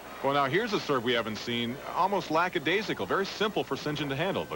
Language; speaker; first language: English; native; English